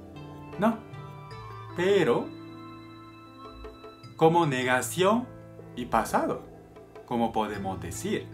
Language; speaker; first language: Spanish; non-native, fluent; Japanese